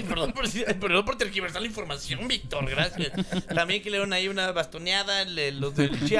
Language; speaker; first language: Spanish; native; Spanish